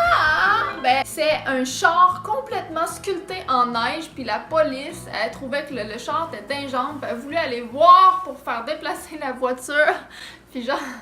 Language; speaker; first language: French; native; French